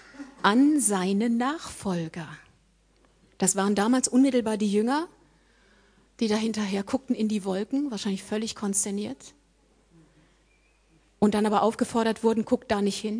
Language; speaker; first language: German; native; German